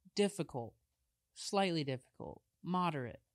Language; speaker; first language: English; native; English